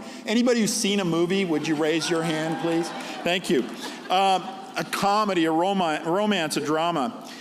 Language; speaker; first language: English; native; English